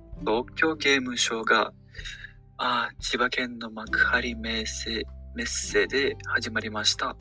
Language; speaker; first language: Japanese; non-native, learner; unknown